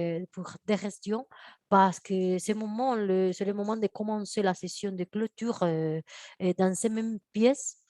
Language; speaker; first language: French; non-native, fluent; Spanish